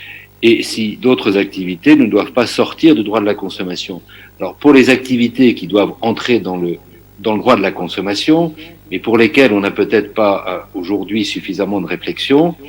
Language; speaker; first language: French; native; French